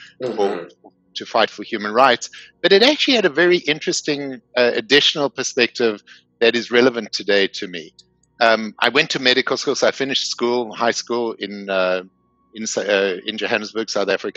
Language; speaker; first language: English; native; English